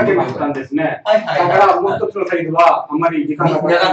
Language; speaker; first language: Japanese; non-native, learner; Tamil